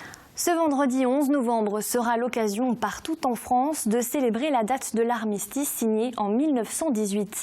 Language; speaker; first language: French; native; French